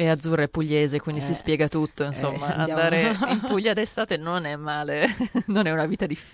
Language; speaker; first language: Italian; native; Italian